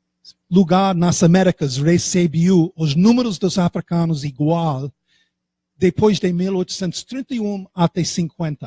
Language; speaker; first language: Portuguese; non-native, fluent; English